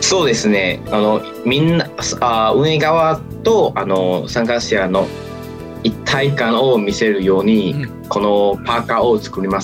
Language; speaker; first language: Japanese; non-native, fluent; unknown